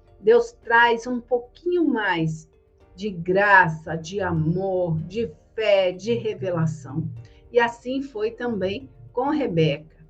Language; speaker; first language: Portuguese; native; Portuguese